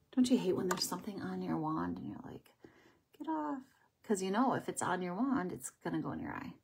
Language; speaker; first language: English; native; English